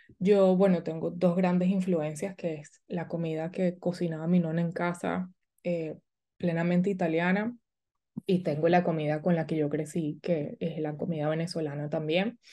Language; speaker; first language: Spanish; native; Spanish